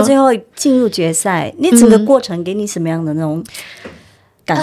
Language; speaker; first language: Chinese; early bilingual, heritage; Chinese